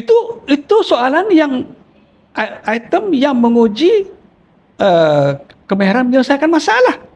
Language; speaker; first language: Malay; native; Malay